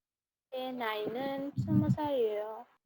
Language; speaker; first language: Korean; non-native, learner; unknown